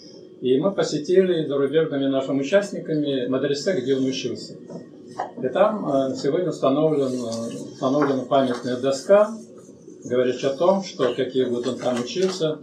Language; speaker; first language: Russian; native; Russian